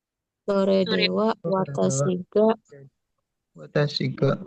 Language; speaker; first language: Japanese; non-native, learner; Indonesian